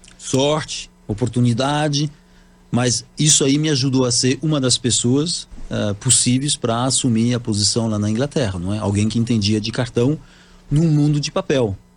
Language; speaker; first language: Portuguese; non-native, fluent; French